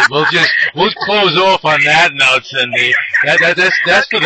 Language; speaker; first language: English; native; English